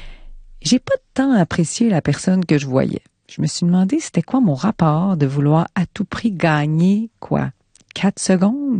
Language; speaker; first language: French; native; French